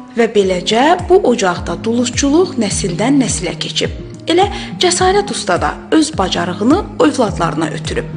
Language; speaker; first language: Azerbaijani; native; Azerbaijani